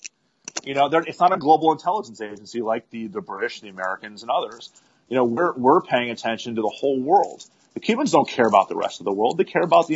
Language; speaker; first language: English; native; English